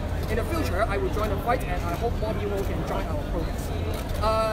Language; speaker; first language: English; non-native, local second language; Cantonese